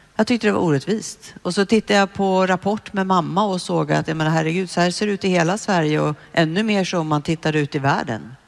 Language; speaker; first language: Swedish; native; Swedish